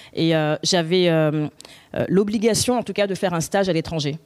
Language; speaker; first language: French; native; French